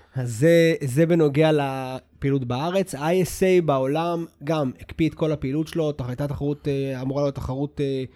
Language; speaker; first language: Hebrew; native; Hebrew